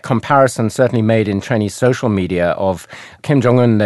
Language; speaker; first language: English; native; English